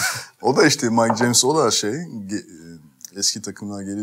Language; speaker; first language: Turkish; non-native, fluent; French